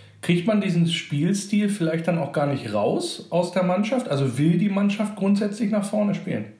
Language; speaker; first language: German; native; German